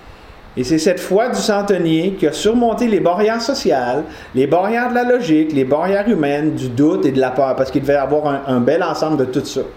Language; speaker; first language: French; native; French